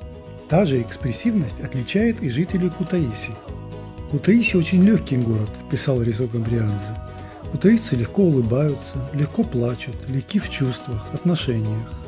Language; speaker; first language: Russian; native; Russian